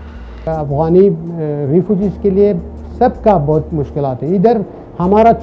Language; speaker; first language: Hindi; non-native, fluent; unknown